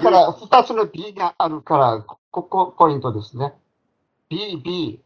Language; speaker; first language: Japanese; non-native, fluent; Chinese